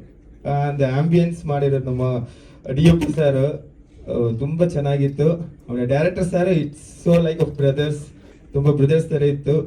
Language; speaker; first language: Kannada; non-native, fluent; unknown